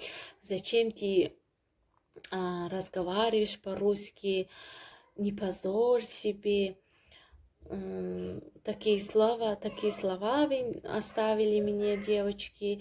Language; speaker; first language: Russian; non-native, learner; Tajik